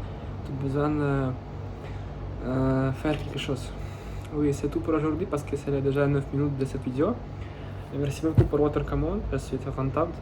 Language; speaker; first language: French; non-native, learner; Russian